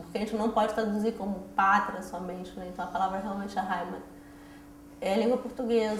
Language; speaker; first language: Portuguese; early bilingual, other home language; Spanish